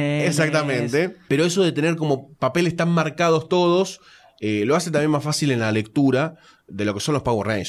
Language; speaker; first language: Spanish; native; Spanish